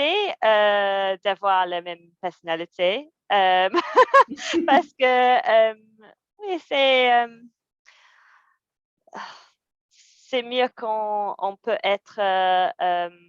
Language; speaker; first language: French; non-native, fluent; English